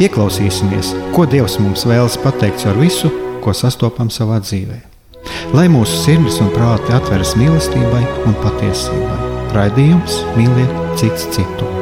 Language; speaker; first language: Latvian; native; Latvian